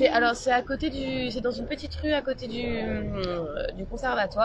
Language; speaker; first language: French; native; French